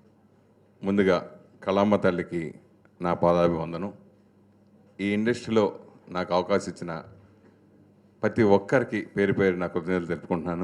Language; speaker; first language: Telugu; native; Telugu